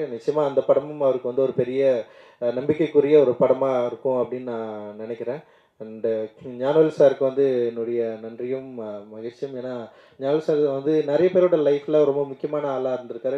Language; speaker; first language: Tamil; native; Tamil